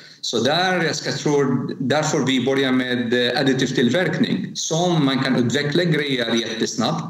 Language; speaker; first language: Swedish; non-native, learner; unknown